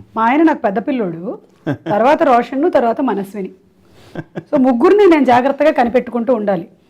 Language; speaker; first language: Telugu; non-native, local second language; Malayalam